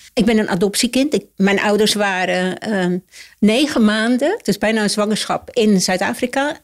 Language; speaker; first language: Dutch; early bilingual, other home language; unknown